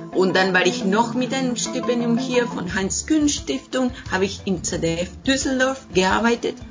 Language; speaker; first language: German; non-native, fluent; Spanish